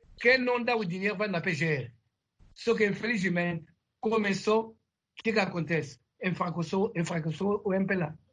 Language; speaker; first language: Portuguese; non-native, fluent; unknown